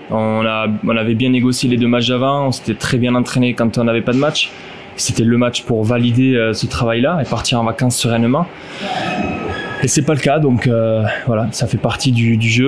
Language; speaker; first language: French; native; French